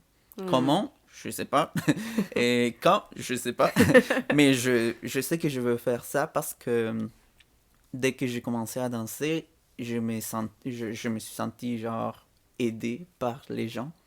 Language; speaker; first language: French; non-native, fluent; Spanish